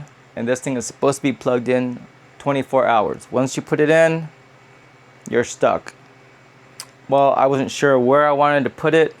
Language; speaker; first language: English; native; English